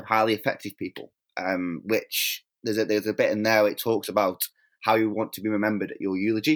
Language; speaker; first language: English; native; English